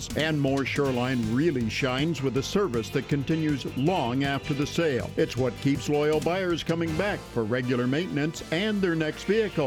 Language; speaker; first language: English; native; English